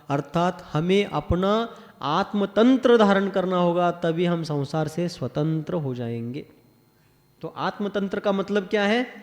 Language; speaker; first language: Hindi; non-native, local second language; Marathi